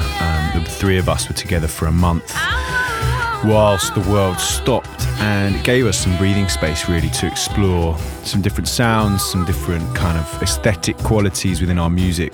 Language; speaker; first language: English; native; English